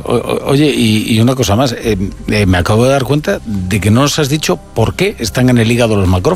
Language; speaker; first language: Spanish; native; Spanish